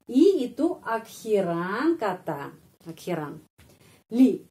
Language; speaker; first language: Indonesian; non-native, fluent; Russian